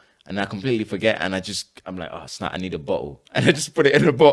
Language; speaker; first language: English; native; English